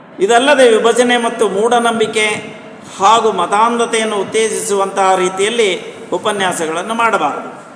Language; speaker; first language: Kannada; non-native, local second language; Telugu